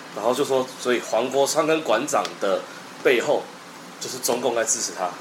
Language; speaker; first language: Chinese; native; Chinese